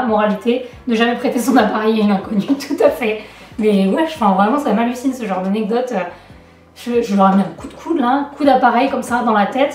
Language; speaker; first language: French; native; French